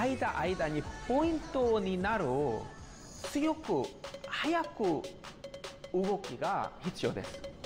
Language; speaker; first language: Japanese; non-native, learner; Korean